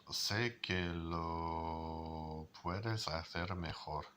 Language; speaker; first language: Spanish; non-native, learner; English